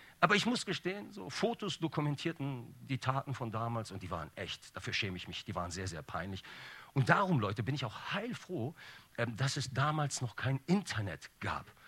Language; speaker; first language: German; early bilingual, other home language; Turkish